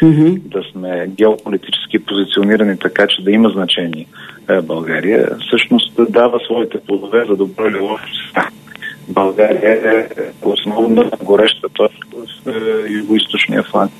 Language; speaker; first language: Bulgarian; native; Bulgarian